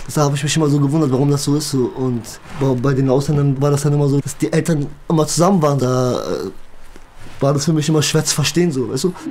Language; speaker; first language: German; early bilingual, other home language; Kurdish